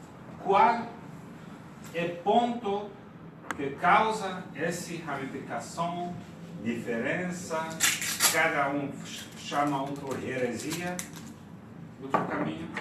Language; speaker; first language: Portuguese; non-native, fluent; Persian